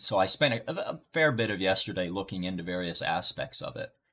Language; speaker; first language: English; native; English